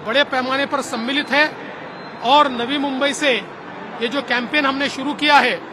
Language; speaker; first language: Hindi; non-native, local second language; Marathi